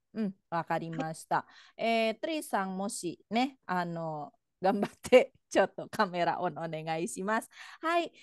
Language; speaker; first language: Japanese; non-native, fluent; Indonesian